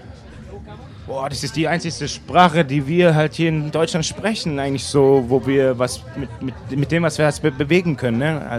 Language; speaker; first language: German; native; German